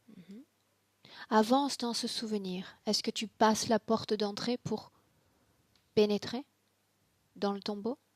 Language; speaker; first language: French; native; French